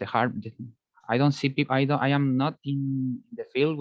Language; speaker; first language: English; non-native, learner; Spanish